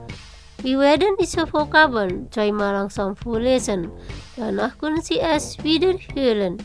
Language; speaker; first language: German; non-native, fluent; Indonesian